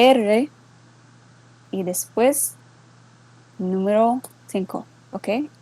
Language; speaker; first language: Spanish; non-native, learner; English